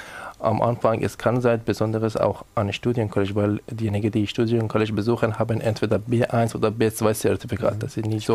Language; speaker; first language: German; non-native, learner; Persian